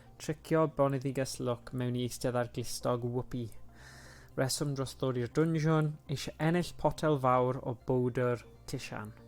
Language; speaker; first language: Welsh; native; Welsh